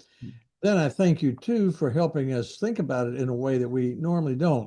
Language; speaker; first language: English; native; English